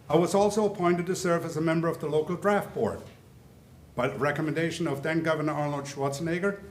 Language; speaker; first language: English; early bilingual, other home language; German